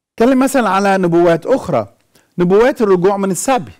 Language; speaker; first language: Arabic; native; Arabic